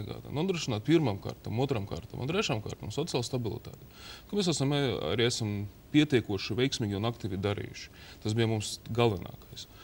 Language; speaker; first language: Latvian; non-native, local second language; Russian